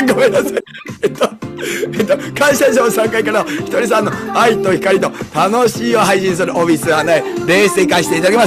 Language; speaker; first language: Japanese; native; Japanese